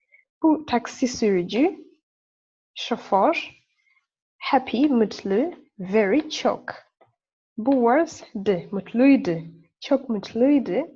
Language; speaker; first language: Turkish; non-native, fluent; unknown